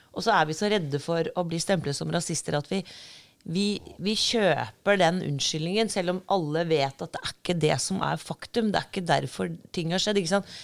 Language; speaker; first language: Norwegian; native; Norwegian